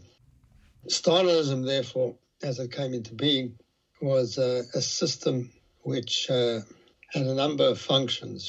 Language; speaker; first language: English; native; English